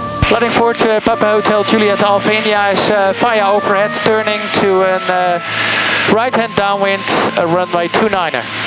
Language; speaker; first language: English; non-native, fluent; Dutch